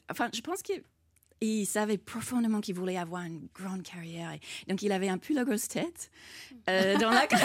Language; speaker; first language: French; non-native, fluent; English